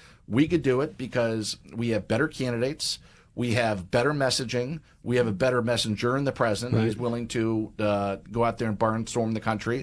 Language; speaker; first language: English; native; English